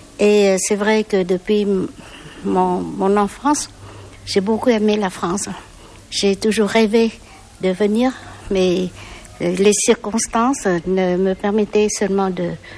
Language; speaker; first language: French; non-native, fluent; Vietnamese